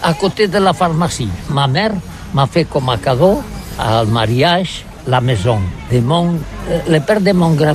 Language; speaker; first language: French; non-native, learner; Catalan